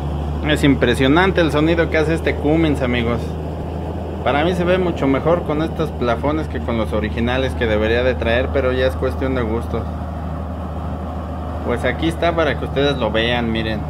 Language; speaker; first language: Spanish; native; Spanish